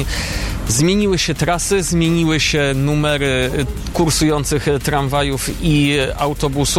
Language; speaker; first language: Polish; native; Polish